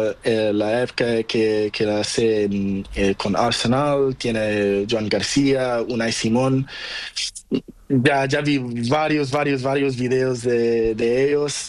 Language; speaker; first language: Spanish; non-native, learner; Portuguese